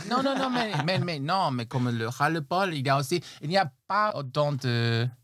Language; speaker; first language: French; non-native, fluent; Chinese